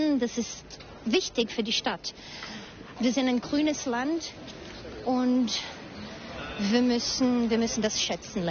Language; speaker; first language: German; early bilingual, heritage; Portuguese